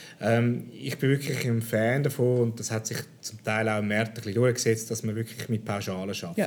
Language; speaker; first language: German; native; German